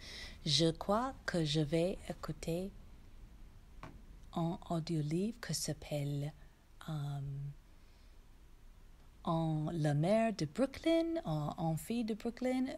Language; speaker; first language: French; non-native, learner; English